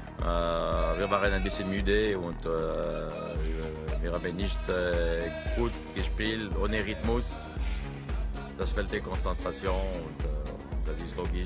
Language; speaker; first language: German; non-native, local second language; French